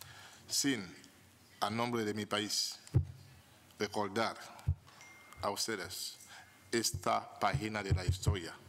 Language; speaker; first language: Spanish; non-native, fluent; Haitian Creole